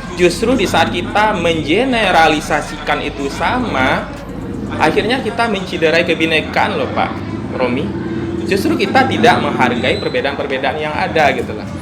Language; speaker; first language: Indonesian; non-native, local second language; Minangkabau